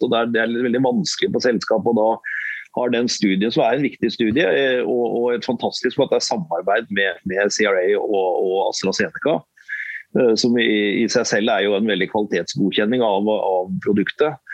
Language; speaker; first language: Norwegian; native; Norwegian